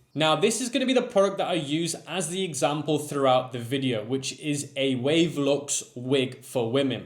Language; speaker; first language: English; native; English